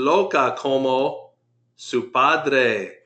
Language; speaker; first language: Spanish; non-native, fluent; English